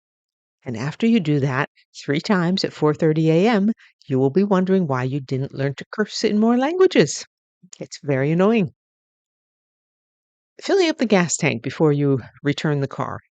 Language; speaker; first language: English; native; English